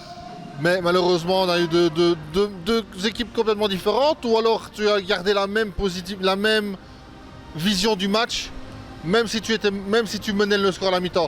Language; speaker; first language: French; native; French